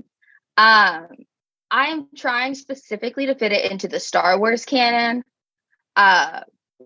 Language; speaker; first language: English; native; English